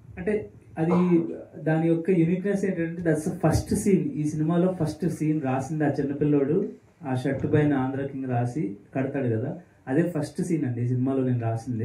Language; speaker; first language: Telugu; native; Telugu